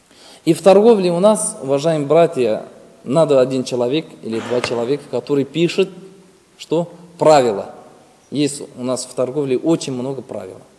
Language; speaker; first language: Russian; non-native, fluent; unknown